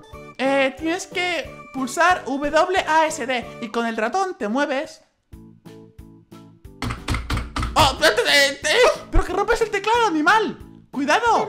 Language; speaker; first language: Spanish; native; Spanish